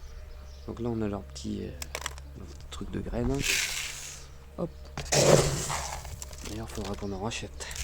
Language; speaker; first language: French; native; French